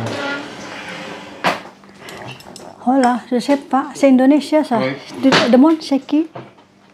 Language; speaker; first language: French; non-native, learner; Indonesian